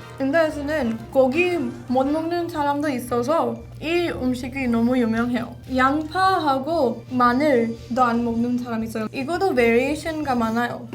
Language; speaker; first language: Korean; non-native, fluent; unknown